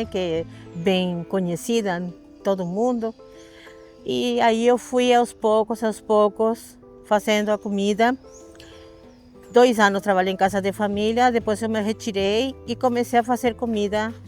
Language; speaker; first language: Portuguese; non-native, fluent; Spanish